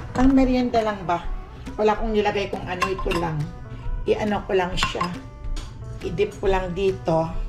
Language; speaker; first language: Filipino; non-native, local second language; Aklanon